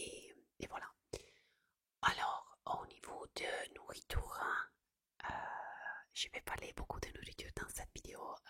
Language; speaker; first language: French; non-native, fluent; Italian